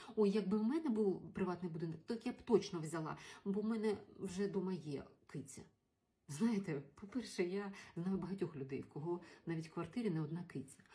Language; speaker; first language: Ukrainian; native; Ukrainian